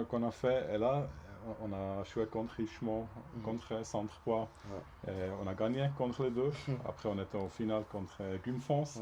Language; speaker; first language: French; non-native, local second language; German